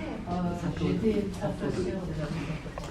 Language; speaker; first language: French; non-native, fluent; Korean